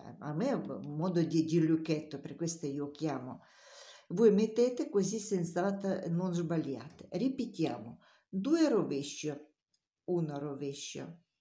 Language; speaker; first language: Italian; non-native, learner; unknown